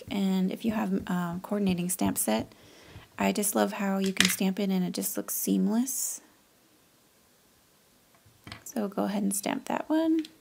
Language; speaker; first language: English; native; English